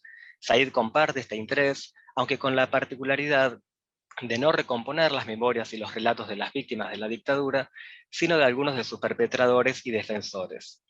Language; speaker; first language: Spanish; native; Spanish